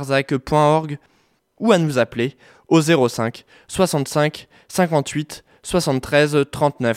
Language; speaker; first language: French; native; French